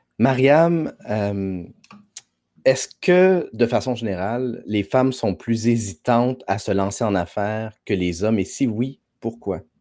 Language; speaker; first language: French; native; French